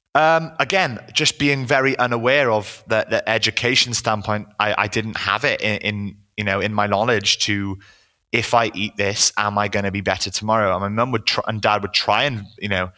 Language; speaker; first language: English; native; English